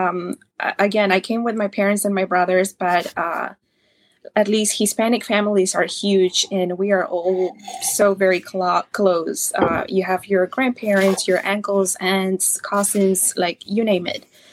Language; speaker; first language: English; non-native, fluent; Spanish